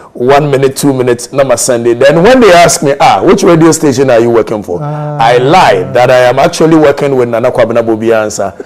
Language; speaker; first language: English; non-native, local second language; Akan